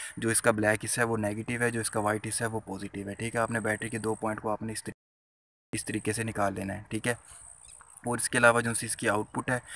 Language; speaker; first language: Urdu; non-native, local second language; Punjabi